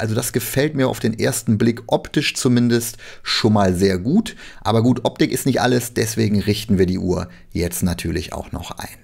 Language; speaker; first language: German; native; German